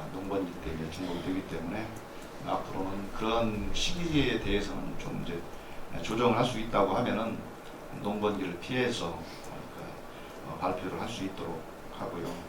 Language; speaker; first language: Korean; native; Korean